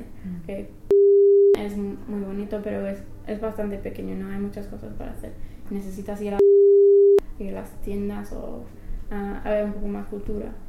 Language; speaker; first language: Spanish; non-native, learner; English